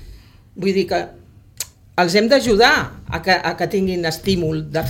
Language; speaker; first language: Catalan; native; Catalan